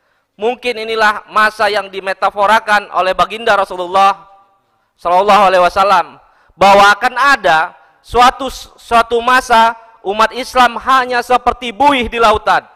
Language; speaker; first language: Indonesian; native; Indonesian